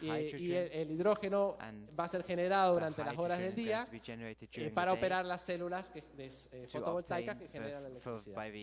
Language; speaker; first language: Spanish; native; Spanish